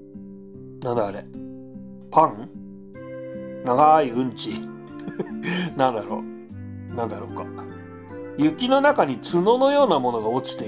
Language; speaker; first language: Japanese; native; Japanese